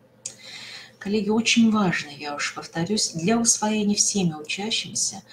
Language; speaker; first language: Russian; native; Russian